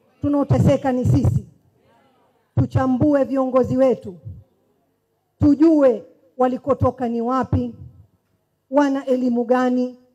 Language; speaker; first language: Swahili; native; Swahili